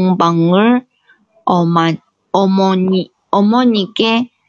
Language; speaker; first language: Korean; non-native, learner; Chinese